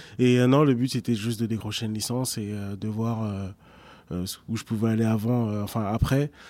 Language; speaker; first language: French; early bilingual, other home language; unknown